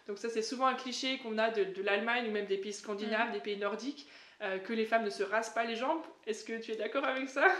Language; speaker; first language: French; native; French